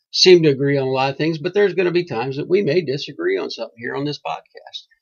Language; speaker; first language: English; native; English